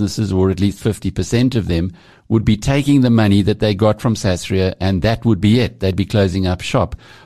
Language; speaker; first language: English; native; English